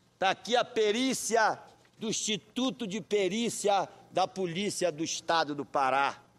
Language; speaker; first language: Portuguese; native; Portuguese